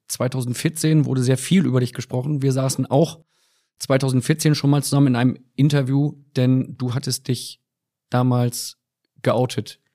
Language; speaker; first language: German; native; German